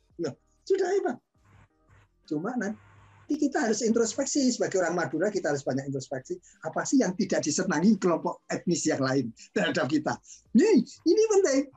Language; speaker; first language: Indonesian; non-native, local second language; Javanese